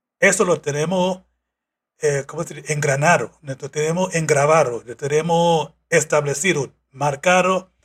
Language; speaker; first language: Spanish; non-native, fluent; English